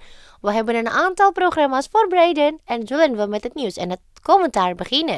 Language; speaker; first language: Dutch; non-native, fluent; Indonesian